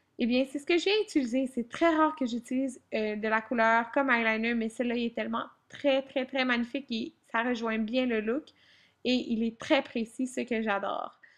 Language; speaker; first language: French; native; French